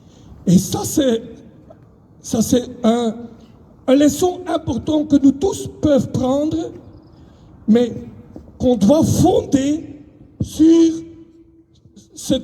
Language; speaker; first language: French; non-native, local second language; Dutch